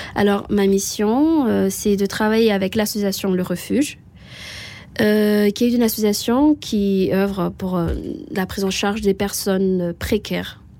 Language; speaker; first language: French; non-native, local second language; Malagasy